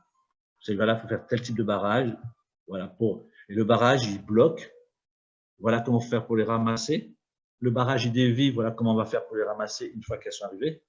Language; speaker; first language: French; native; French